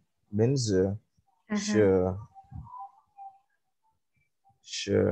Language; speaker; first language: Chinese; non-native, learner; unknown